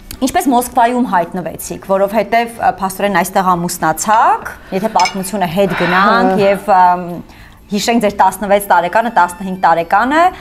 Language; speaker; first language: Armenian; native; Armenian